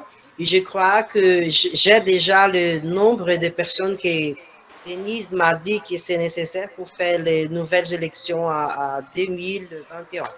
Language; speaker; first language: French; non-native, fluent; Portuguese